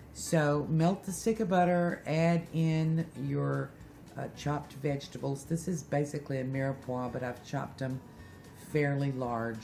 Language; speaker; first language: English; native; English